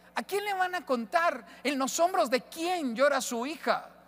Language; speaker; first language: Spanish; native; Spanish